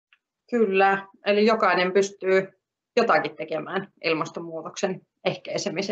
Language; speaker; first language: Finnish; native; Finnish